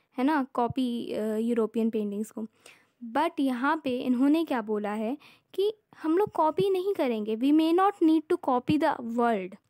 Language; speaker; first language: Hindi; native; Hindi